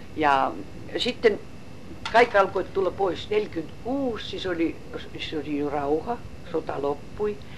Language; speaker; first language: Finnish; native; Finnish